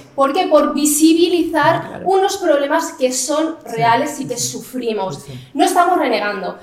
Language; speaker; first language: Spanish; early bilingual, other home language; Arabic